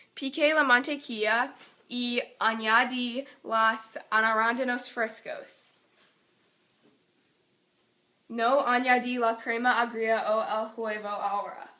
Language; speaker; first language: Spanish; non-native, learner; English